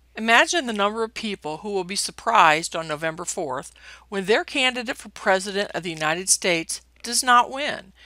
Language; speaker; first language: English; native; English